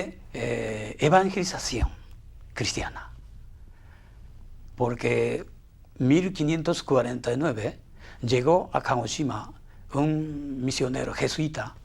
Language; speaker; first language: Spanish; non-native, fluent; Japanese